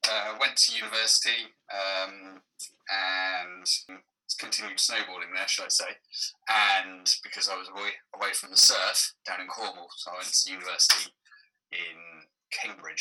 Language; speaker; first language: English; native; English